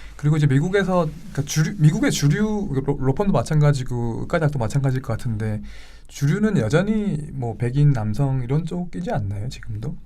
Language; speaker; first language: Korean; native; Korean